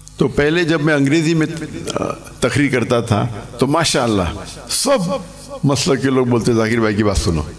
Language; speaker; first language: Urdu; non-native, local second language; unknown